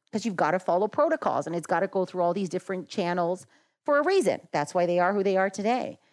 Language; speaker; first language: English; early bilingual, other home language; Macedonian